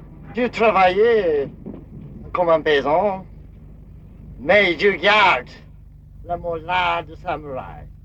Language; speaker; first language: French; non-native, fluent; Japanese